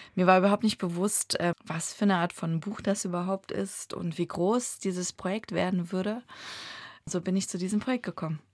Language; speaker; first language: German; early bilingual, other home language; Russian